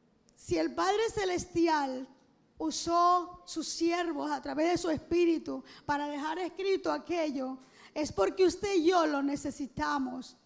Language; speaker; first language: Spanish; native; Spanish